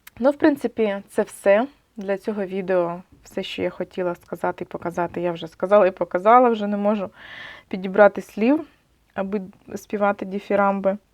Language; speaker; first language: Ukrainian; non-native, local second language; Russian